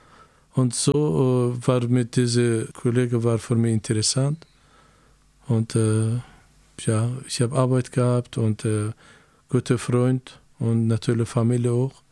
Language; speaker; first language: German; non-native, learner; Azerbaijani